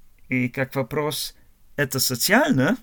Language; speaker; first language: Russian; non-native, learner; German